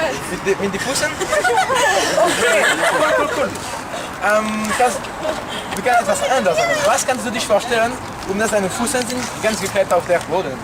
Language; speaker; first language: German; non-native, learner; French